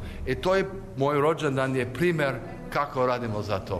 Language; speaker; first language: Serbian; early bilingual, heritage; English